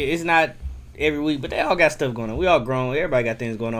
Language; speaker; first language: English; native; English